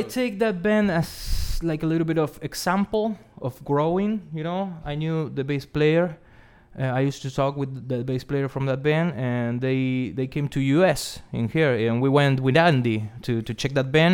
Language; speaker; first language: English; non-native, fluent; Spanish